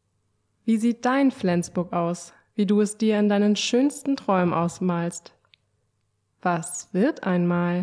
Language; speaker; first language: German; native; German